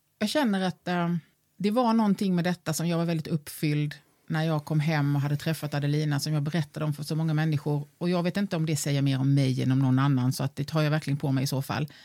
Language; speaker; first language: Swedish; native; Swedish